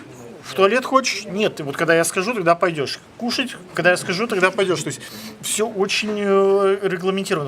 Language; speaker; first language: Russian; native; Russian